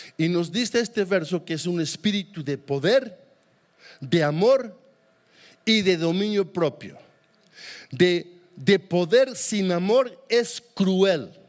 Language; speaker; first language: Spanish; native; Spanish